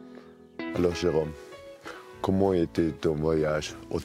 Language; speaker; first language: French; non-native, fluent; German